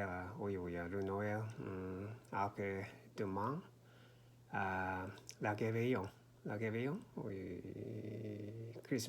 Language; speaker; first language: French; non-native, learner; Korean